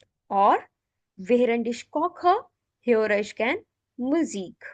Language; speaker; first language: German; non-native, fluent; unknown